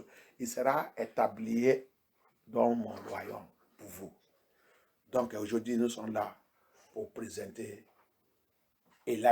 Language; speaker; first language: French; non-native, learner; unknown